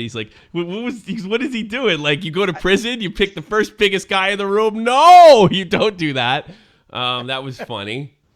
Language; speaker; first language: English; native; English